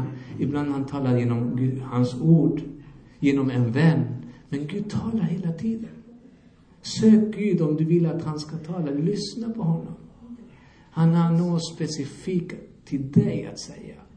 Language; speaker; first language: Swedish; non-native, fluent; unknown